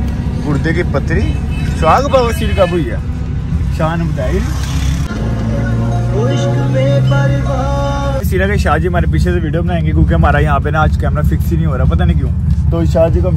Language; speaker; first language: Urdu; non-native, local second language; Punjabi